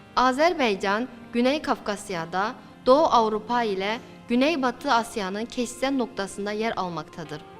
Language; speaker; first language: Turkish; non-native, fluent; Uyghur